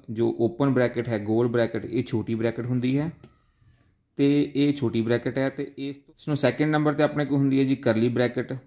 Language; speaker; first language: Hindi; non-native, local second language; Punjabi